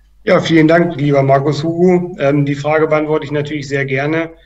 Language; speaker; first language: German; native; German